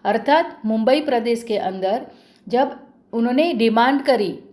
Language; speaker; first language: Hindi; non-native, local second language; Marathi